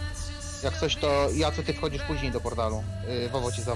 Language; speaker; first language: Polish; native; Polish